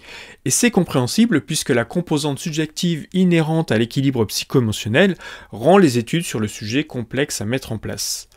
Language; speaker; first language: French; native; French